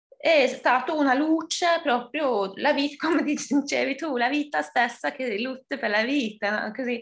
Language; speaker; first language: Italian; non-native, fluent; Norwegian